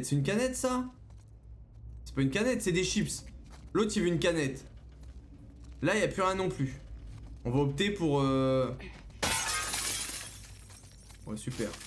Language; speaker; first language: French; native; French